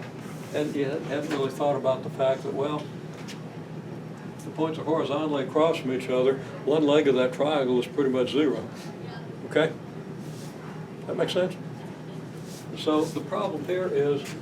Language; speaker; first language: English; native; English